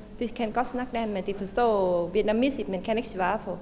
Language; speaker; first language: Danish; non-native, learner; Vietnamese